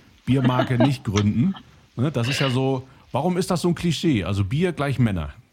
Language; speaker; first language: German; native; German